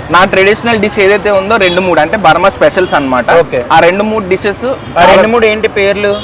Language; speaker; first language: Telugu; early bilingual, other home language; Burmese